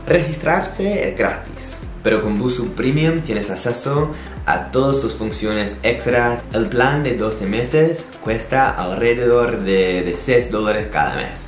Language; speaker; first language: Spanish; non-native, fluent; English